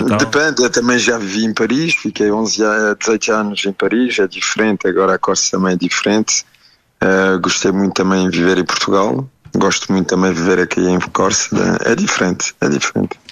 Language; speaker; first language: Portuguese; early bilingual, heritage; French